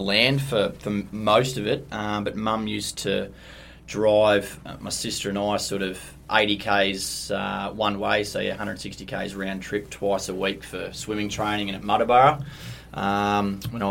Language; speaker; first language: English; native; English